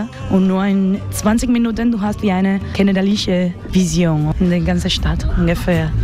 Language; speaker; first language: German; non-native, learner; Spanish